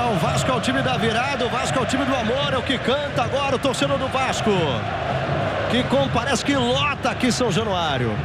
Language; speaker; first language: Portuguese; native; Portuguese